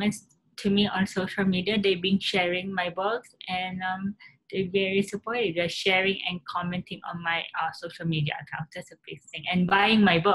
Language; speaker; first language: English; non-native, local second language; Filipino